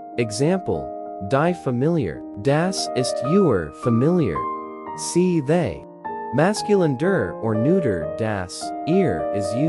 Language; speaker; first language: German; non-native, learner; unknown